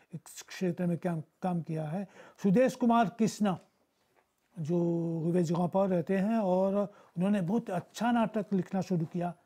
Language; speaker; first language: Hindi; early bilingual, heritage; Bhojpuri